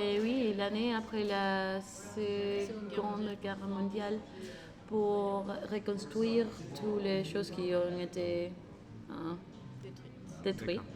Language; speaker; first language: French; non-native, learner; Spanish